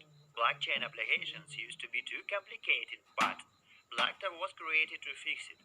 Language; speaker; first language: English; non-native, learner; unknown